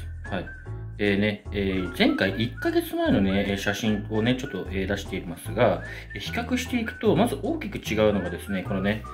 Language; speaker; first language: Japanese; native; Japanese